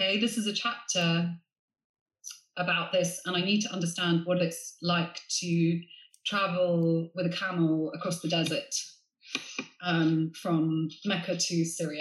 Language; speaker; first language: English; native; English